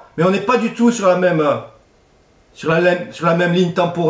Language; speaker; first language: French; native; French